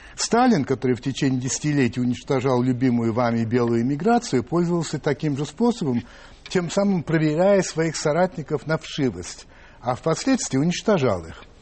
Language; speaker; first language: Russian; non-native, fluent; French